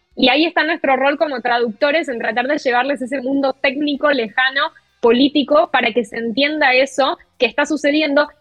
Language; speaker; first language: Spanish; native; Spanish